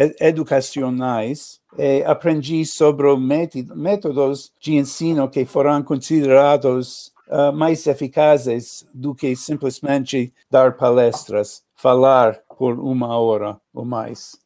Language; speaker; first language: Portuguese; non-native, learner; English